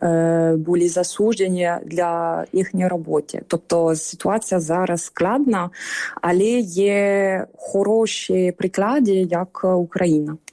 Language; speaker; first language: Ukrainian; non-native, fluent; French